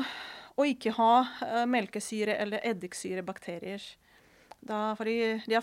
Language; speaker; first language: Norwegian; non-native, fluent; Ukrainian